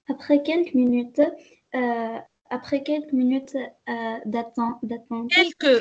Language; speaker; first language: French; non-native, learner; Arabic